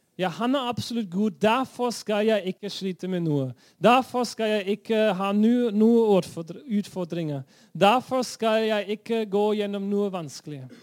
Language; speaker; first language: Norwegian; non-native, fluent; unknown